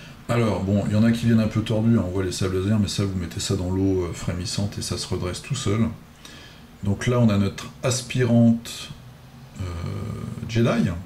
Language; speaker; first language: French; native; French